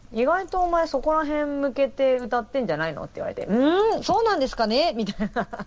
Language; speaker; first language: Japanese; native; Japanese